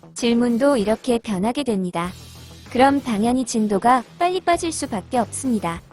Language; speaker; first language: Korean; native; Korean